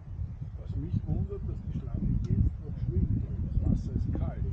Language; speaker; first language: German; native; German